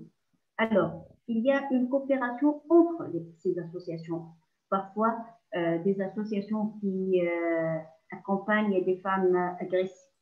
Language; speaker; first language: French; non-native, local second language; Arabic